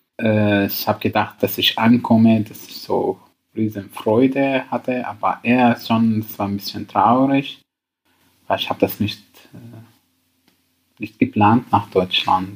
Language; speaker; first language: German; non-native, learner; Arabic